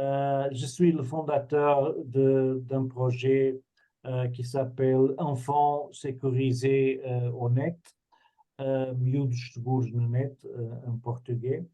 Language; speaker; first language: French; non-native, fluent; Portuguese